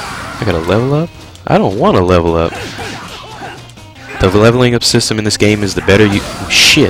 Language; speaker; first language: English; native; English